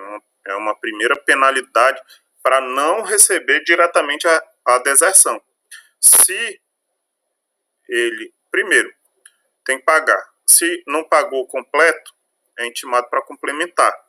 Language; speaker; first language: Portuguese; native; Portuguese